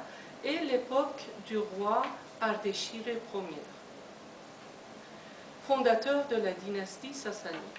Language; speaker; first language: French; non-native, fluent; Persian